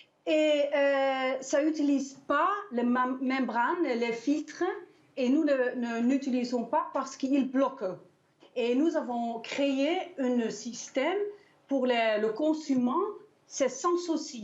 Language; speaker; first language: French; non-native, learner; Danish